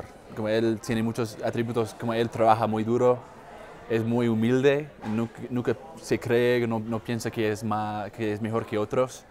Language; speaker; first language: Spanish; non-native, fluent; English